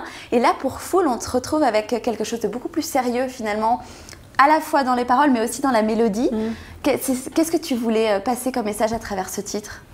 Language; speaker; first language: French; native; French